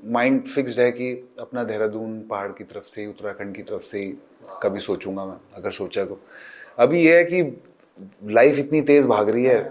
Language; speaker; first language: Hindi; native; Hindi